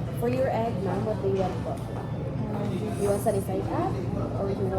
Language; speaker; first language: English; non-native, local second language; Cebuano